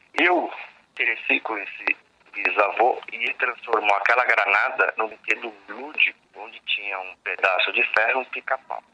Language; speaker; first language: Portuguese; native; Portuguese